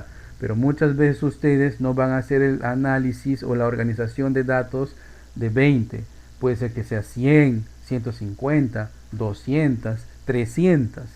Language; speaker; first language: Spanish; native; Spanish